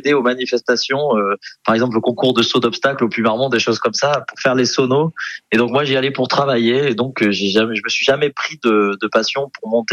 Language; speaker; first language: French; native; French